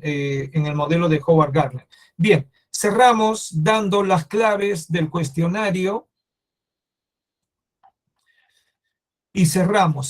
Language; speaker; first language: Spanish; native; Spanish